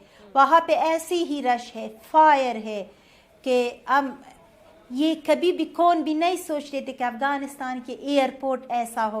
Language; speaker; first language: Hindi; non-native, learner; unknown